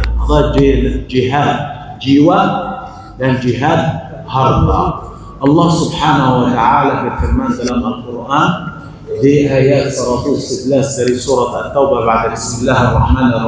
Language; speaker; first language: Indonesian; non-native, fluent; Arabic